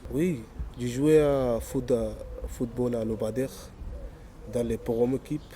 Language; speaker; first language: French; non-native, learner; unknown